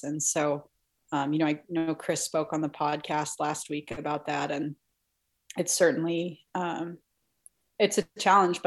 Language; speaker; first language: English; native; English